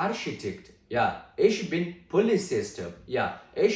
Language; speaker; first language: German; non-native, fluent; Pashto